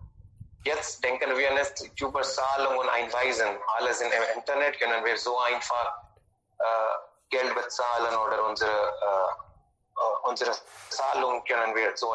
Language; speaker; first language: German; non-native, learner; Hindi